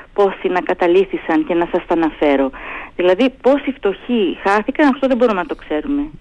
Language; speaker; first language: Greek; native; Greek